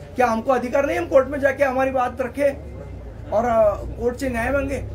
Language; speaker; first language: Hindi; non-native, local second language; Marathi